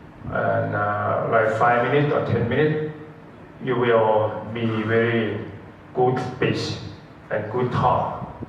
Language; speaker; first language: English; non-native, learner; Thai